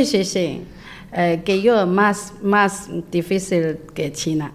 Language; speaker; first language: Spanish; non-native, learner; Chinese